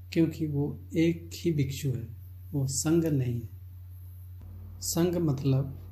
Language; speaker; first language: Hindi; non-native, local second language; Chakma